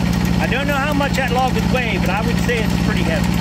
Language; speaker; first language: English; native; English